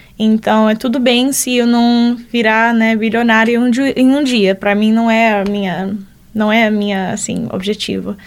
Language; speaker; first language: Portuguese; early bilingual, heritage; Portuguese